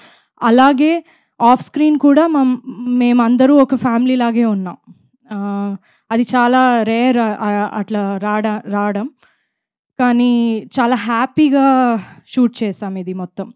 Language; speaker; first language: Telugu; non-native, fluent; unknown